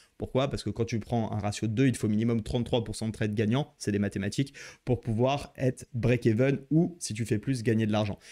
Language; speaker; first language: French; native; French